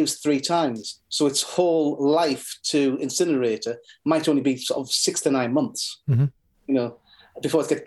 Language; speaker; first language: English; native; English